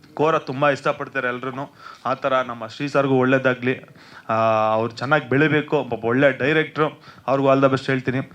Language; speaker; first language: Kannada; native; Kannada